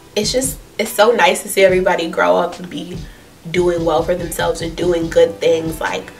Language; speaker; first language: English; native; English